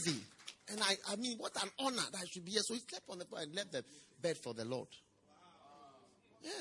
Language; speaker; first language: English; non-native, local second language; Akan